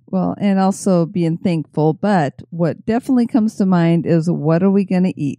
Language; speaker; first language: English; native; English